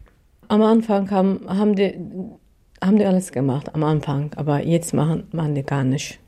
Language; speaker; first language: German; non-native, learner; Turkish